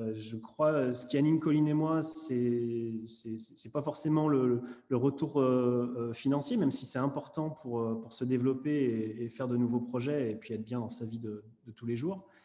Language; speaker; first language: French; native; French